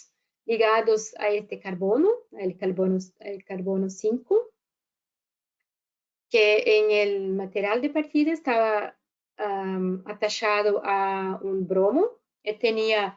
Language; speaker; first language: Spanish; non-native, fluent; Portuguese